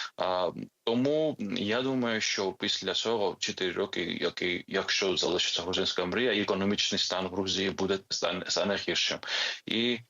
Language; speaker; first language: Ukrainian; non-native, fluent; Georgian